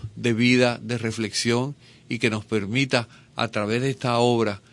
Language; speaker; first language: Spanish; native; Spanish